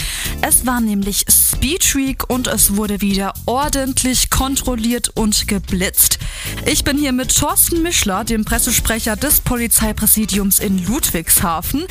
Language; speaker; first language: German; native; German